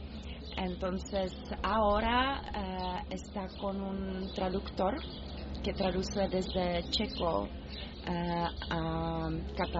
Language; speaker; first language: Spanish; non-native, learner; Czech